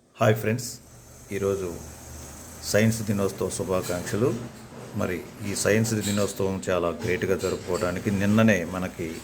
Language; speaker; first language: Telugu; native; Telugu